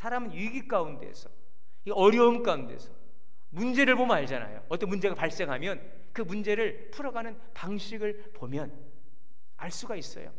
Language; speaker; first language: Korean; native; Korean